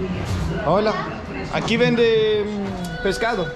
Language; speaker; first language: Spanish; non-native, fluent; Danish